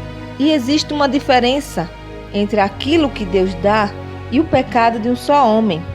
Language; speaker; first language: Portuguese; native; Portuguese